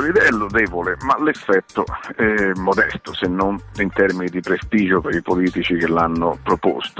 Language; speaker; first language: Italian; native; Italian